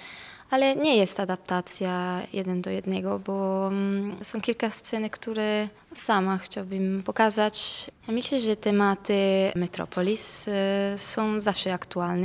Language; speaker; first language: Polish; non-native, fluent; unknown